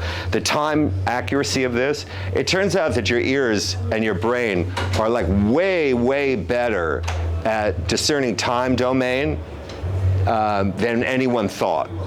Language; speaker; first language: English; native; English